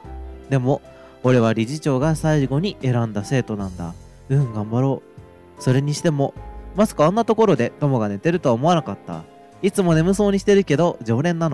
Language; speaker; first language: Japanese; native; Japanese